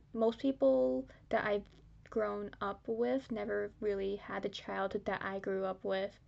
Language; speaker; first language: English; early bilingual, other home language; Chinese